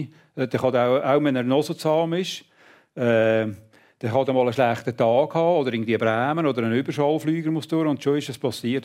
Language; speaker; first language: German; native; German